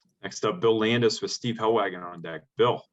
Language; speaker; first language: English; native; English